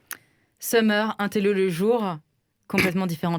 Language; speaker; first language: French; native; French